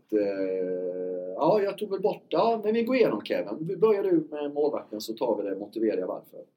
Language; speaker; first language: Swedish; native; Swedish